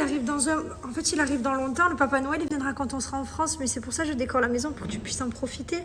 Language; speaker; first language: French; native; French